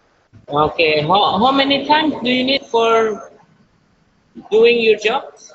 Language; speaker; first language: English; non-native, learner; Indonesian